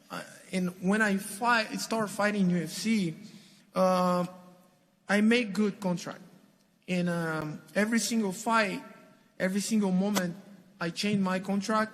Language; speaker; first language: English; non-native, learner; Portuguese